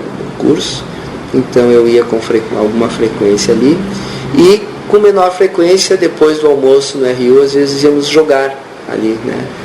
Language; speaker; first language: Portuguese; native; Portuguese